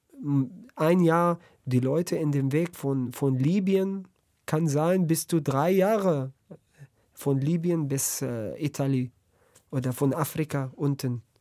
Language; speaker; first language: German; non-native, learner; Arabic